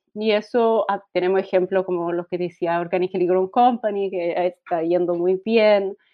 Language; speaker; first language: Spanish; non-native, fluent; Italian